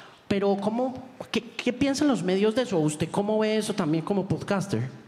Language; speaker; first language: Spanish; native; Spanish